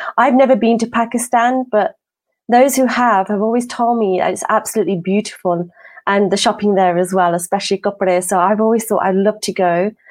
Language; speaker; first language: English; native; English